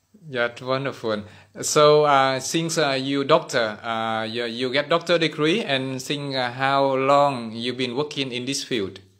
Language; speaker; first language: English; non-native, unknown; Vietnamese